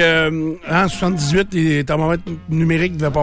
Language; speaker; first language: French; native; French